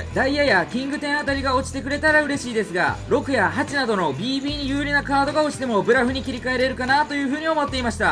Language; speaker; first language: Japanese; native; Japanese